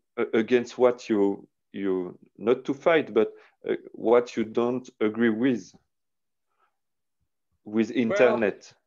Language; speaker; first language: English; non-native, learner; French